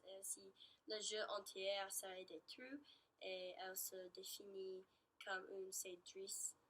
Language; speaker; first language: French; non-native, learner; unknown